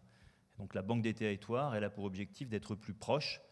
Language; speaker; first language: French; native; French